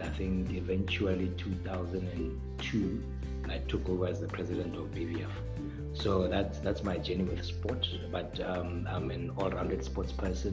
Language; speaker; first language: English; non-native, local second language; Tswana